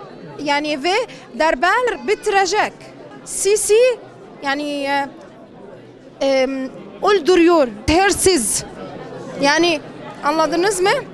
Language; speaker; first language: Turkish; non-native, learner; Arabic